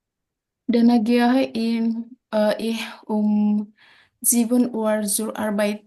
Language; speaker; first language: German; non-native, learner; Indonesian